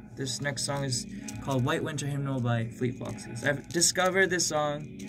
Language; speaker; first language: English; early bilingual, other home language; Korean